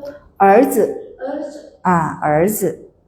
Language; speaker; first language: Chinese; non-native, fluent; Indonesian